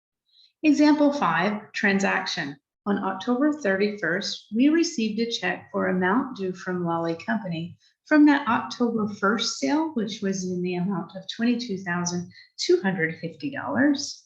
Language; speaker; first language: English; native; English